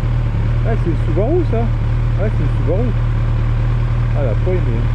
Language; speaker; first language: French; native; French